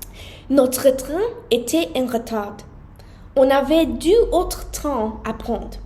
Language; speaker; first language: French; non-native, learner; English